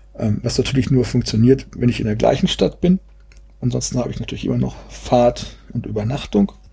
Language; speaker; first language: German; native; German